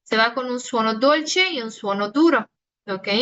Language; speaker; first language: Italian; non-native, fluent; Spanish